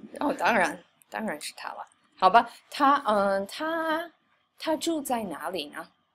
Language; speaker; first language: Chinese; non-native, fluent; English